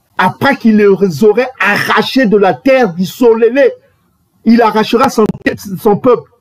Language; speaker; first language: French; non-native, local second language; Kongo